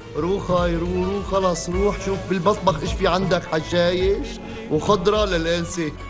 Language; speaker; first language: Arabic; native; Arabic